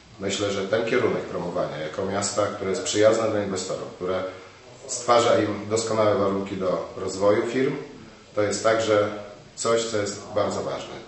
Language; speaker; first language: Polish; native; Polish